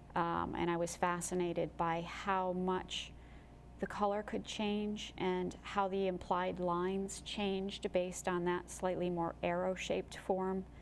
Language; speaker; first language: English; native; English